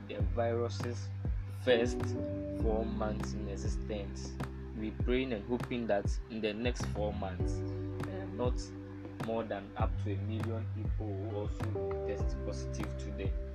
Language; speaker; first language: English; non-native, local second language; Akan